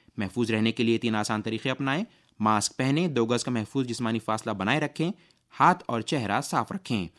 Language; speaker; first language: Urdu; native; Urdu